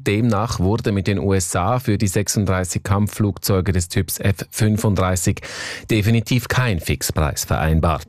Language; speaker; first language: German; native; German